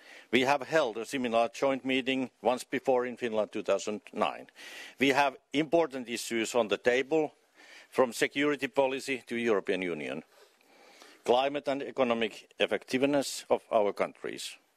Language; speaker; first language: English; non-native, fluent; Finnish